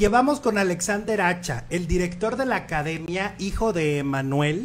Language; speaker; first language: Spanish; native; Spanish